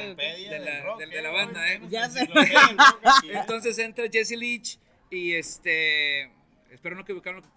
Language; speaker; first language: Spanish; native; Spanish